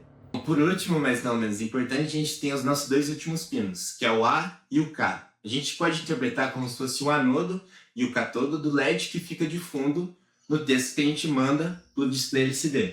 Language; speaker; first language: Portuguese; native; Portuguese